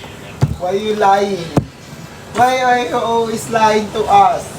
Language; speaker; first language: English; non-native, local second language; Filipino